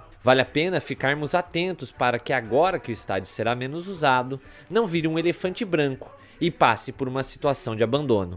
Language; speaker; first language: Portuguese; native; Portuguese